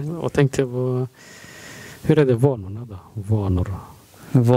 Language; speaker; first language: Swedish; non-native, learner; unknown